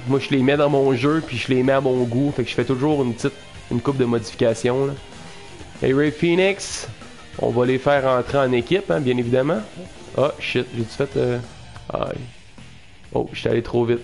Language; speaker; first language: French; native; French